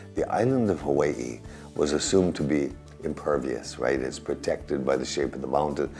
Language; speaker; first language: English; native; English